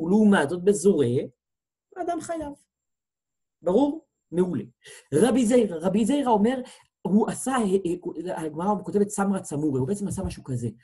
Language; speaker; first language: Hebrew; native; Hebrew